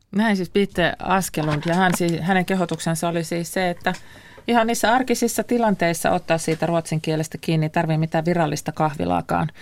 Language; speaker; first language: Finnish; native; Finnish